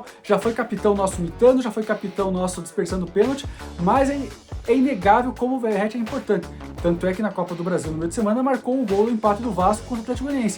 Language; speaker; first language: Portuguese; native; Portuguese